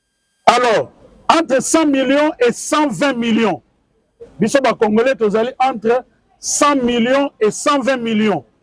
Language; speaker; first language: French; non-native, local second language; Lingala